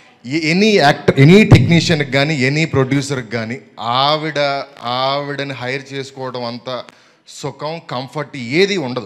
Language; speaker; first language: Telugu; native; Telugu